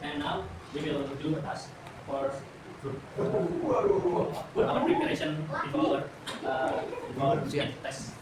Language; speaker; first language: English; non-native, learner; Indonesian